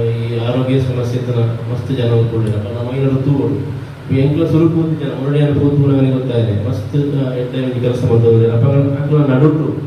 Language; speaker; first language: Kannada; non-native, local second language; Tulu